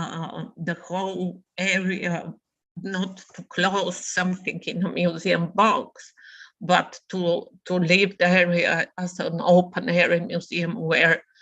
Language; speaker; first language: English; non-native, fluent; Bulgarian